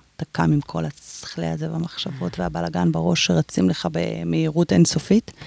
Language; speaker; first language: Hebrew; native; Hebrew